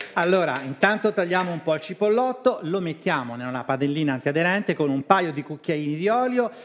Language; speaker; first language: Italian; native; Italian